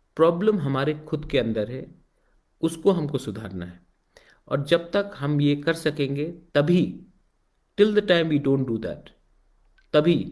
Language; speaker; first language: Hindi; non-native, local second language; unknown